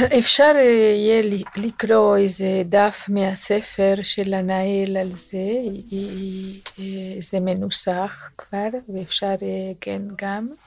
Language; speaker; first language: Hebrew; non-native, fluent; Spanish